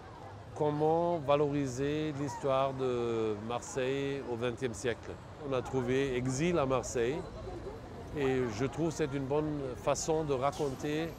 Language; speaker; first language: French; non-native, fluent; German